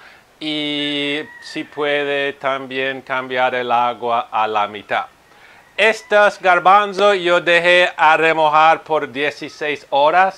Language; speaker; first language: Spanish; non-native, fluent; Italian